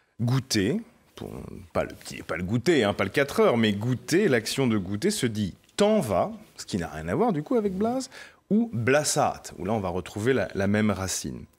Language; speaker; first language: French; native; French